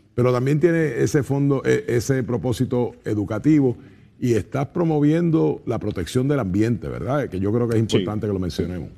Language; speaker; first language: Spanish; native; Spanish